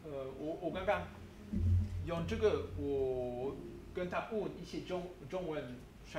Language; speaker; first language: Chinese; non-native, learner; French